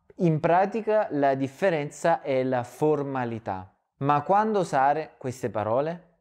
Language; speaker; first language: Italian; native; Italian